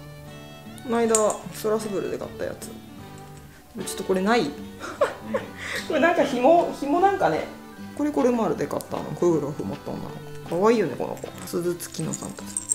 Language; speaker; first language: Japanese; native; Japanese